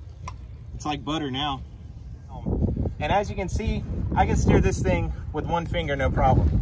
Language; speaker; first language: English; native; English